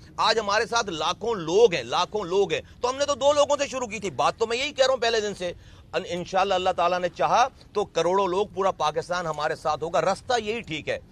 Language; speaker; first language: Urdu; native; Urdu